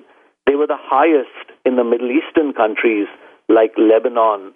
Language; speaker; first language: English; non-native, local second language; Hindi